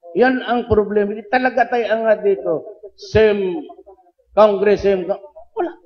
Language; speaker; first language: Filipino; non-native, local second language; Cebuano